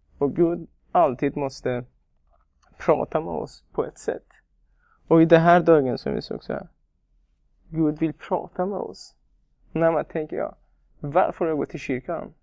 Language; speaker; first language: Swedish; non-native, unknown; Persian